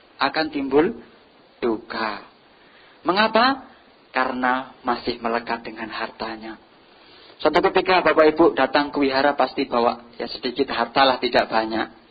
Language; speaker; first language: Indonesian; non-native, local second language; Javanese